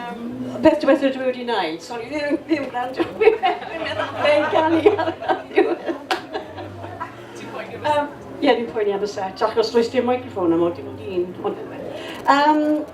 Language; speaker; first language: Welsh; non-native, local second language; English